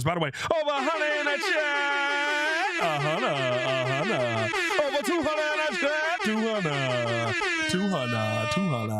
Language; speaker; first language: English; native; English